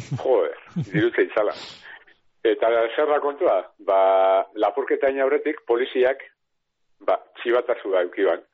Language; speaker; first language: Basque; native; Basque